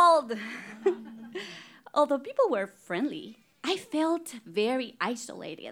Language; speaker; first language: English; non-native, fluent; Spanish